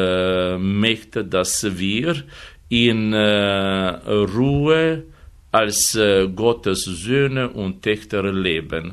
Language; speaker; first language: German; non-native, fluent; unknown